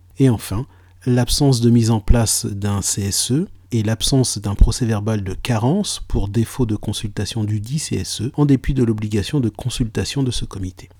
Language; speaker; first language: French; native; French